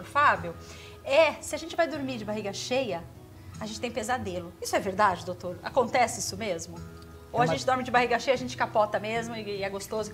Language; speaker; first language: Portuguese; native; Portuguese